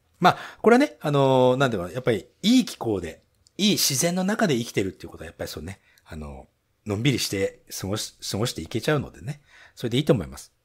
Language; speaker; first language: Japanese; native; Japanese